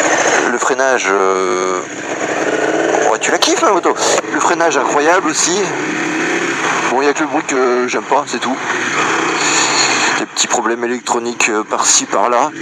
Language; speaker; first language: French; native; French